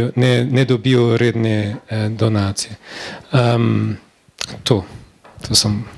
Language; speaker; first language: Slovenian; non-native, learner; Portuguese